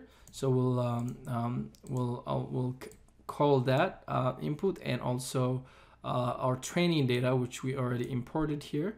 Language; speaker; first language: English; non-native, fluent; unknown